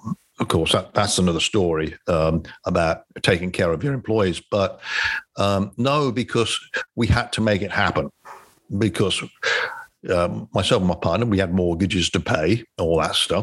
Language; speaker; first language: English; native; English